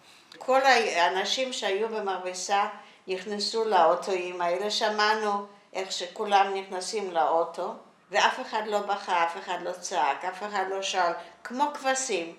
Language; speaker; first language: Hebrew; non-native, fluent; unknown